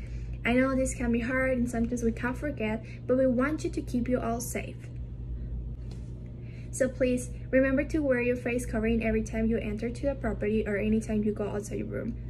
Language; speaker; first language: English; non-native, local second language; Spanish